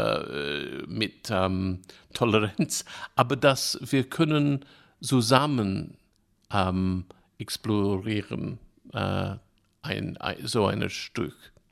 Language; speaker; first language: German; non-native, fluent; English